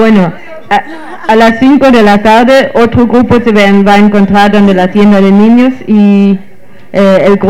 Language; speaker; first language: Spanish; non-native, fluent; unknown